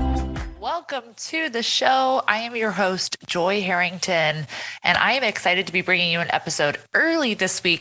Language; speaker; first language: English; native; English